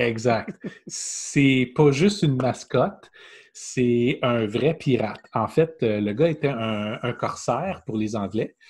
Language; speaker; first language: French; native; French